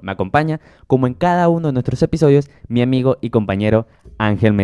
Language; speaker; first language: Spanish; native; Spanish